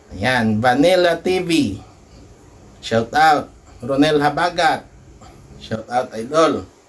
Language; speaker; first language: Filipino; non-native, local second language; Hiligaynon